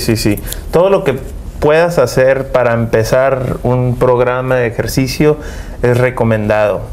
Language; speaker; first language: Spanish; early bilingual, heritage; Spanish